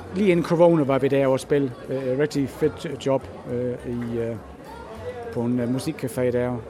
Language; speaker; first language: Danish; non-native, fluent; English